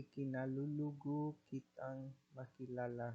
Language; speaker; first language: Filipino; non-native, learner; Spanish